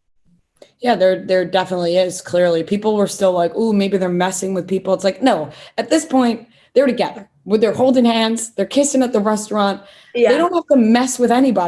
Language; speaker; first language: English; native; English